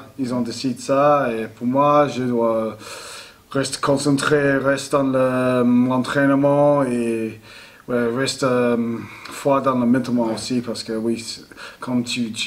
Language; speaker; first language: French; non-native, learner; English